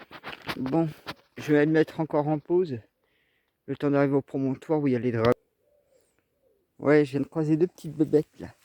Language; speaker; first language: French; native; French